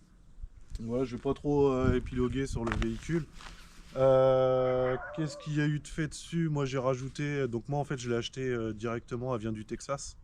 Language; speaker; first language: French; native; French